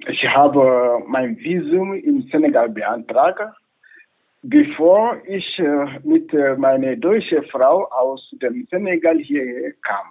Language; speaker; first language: German; non-native, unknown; Wolof